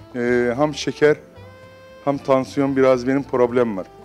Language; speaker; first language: Turkish; non-native, learner; Arabic